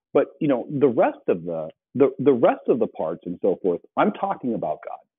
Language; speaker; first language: English; native; English